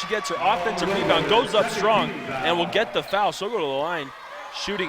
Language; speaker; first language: English; native; English